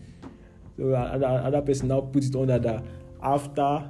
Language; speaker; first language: English; non-native, local second language; Yoruba